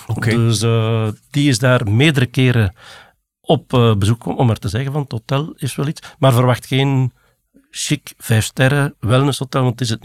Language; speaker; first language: Dutch; native; Dutch